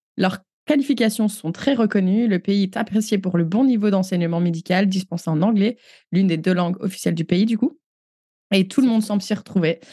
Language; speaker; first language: French; native; French